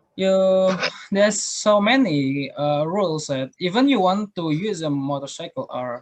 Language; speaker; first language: English; non-native, learner; Indonesian